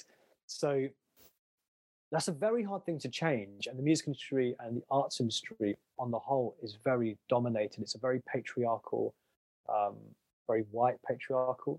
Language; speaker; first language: English; native; English